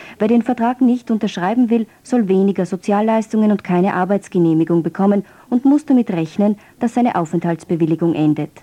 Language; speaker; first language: German; native; German